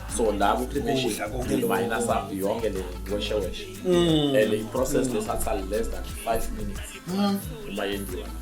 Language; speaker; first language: Zulu; non-native, local second language; Swati